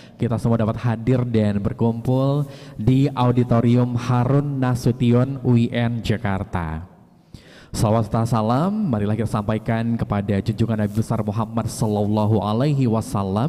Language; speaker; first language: Indonesian; native; Indonesian